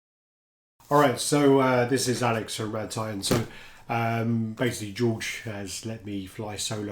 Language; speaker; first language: English; native; English